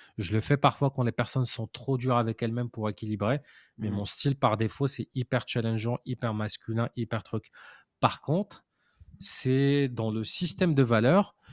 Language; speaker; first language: French; non-native, local second language; Arabic